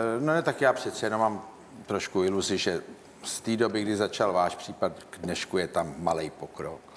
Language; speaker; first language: Czech; native; Czech